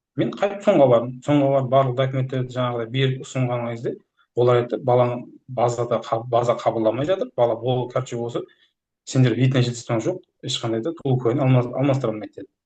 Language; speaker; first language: Kazakh; early bilingual, heritage; Kazakh